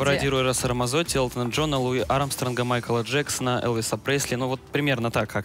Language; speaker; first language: Russian; native; Russian